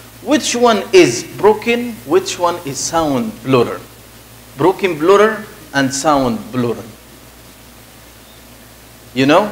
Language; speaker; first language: English; non-native, fluent; Arabic